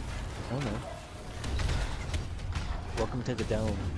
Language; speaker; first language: English; native; English